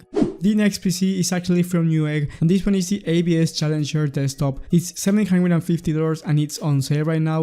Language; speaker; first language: English; non-native, fluent; Spanish